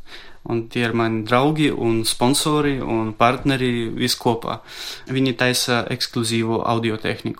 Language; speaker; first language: Latvian; non-native, local second language; Russian